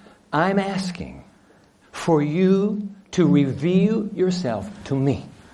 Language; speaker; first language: English; early bilingual, other home language; Japanese